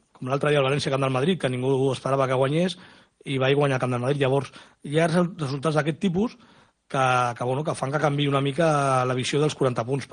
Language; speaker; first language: Catalan; non-native, local second language; Spanish